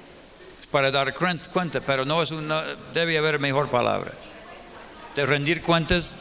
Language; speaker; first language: Spanish; non-native, fluent; English